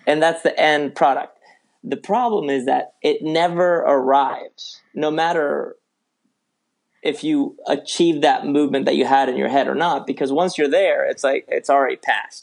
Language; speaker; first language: English; early bilingual, other home language; Spanish